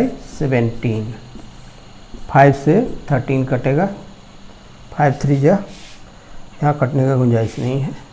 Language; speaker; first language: Hindi; native; Hindi